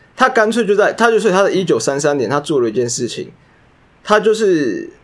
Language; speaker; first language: Chinese; native; Chinese